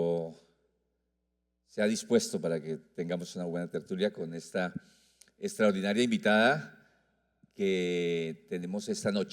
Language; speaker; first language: Spanish; native; Spanish